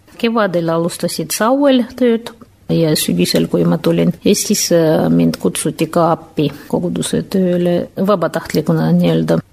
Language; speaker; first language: Estonian; non-native, fluent; Russian